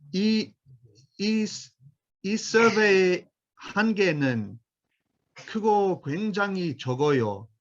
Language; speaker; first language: Korean; non-native, learner; English